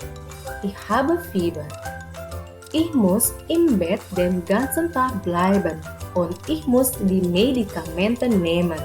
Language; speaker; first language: German; non-native, fluent; Indonesian